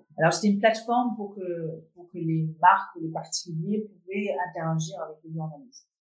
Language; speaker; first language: French; non-native, fluent; Danish